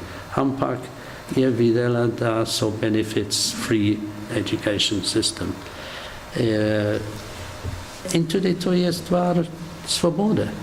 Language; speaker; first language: Slovenian; non-native, learner; English